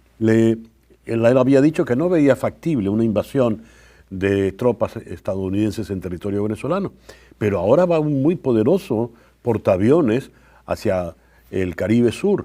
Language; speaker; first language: Spanish; native; Spanish